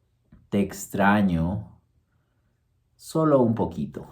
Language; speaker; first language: Spanish; early bilingual, heritage; Spanish